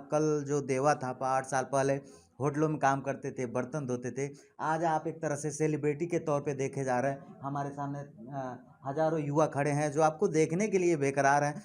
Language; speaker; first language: Hindi; native; Hindi